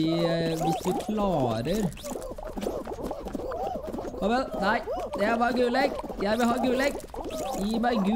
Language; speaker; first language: Norwegian; native; Norwegian